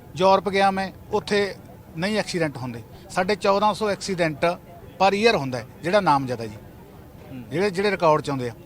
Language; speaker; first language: Punjabi; native; Punjabi